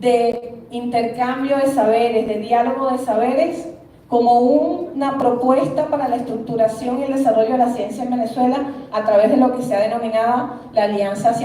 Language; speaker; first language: Spanish; native; Spanish